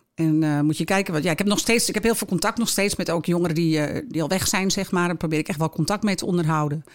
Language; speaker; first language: Dutch; native; Dutch